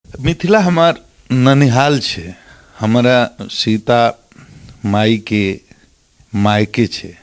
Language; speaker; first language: Maithili; non-native, local second language; Bhojpuri